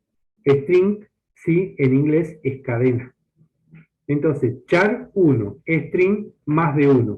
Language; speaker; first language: Spanish; native; Spanish